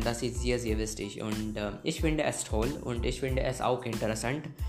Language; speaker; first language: German; non-native, learner; Hindi